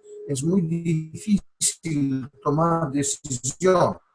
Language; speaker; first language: Spanish; non-native, fluent; Italian